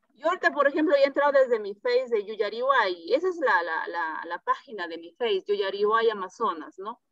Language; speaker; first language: Spanish; native; Spanish